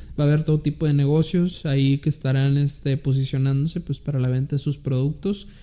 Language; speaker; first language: Spanish; early bilingual, heritage; Spanish